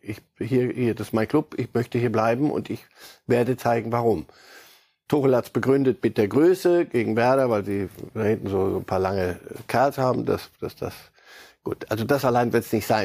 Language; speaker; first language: German; native; German